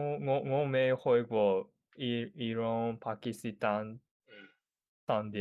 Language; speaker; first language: Cantonese; non-native, learner; Japanese